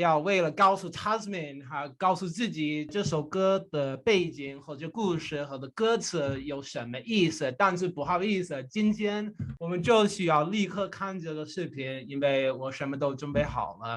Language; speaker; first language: Chinese; non-native, fluent; English